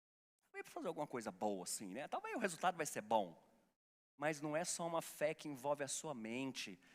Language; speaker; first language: Portuguese; native; Portuguese